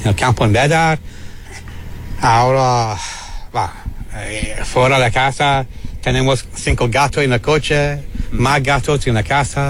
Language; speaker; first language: Spanish; non-native, learner; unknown